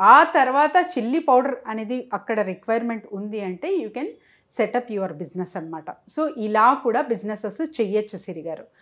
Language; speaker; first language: Telugu; non-native, local second language; Urdu